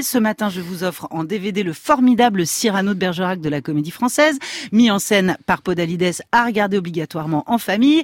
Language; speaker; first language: French; native; French